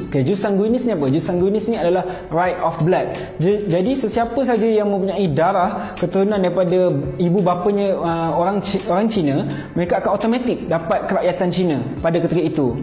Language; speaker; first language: Malay; native; Malay